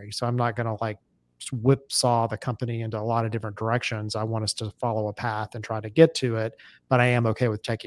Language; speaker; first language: English; native; English